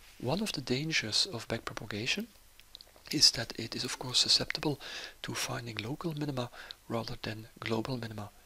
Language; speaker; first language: English; non-native, fluent; Dutch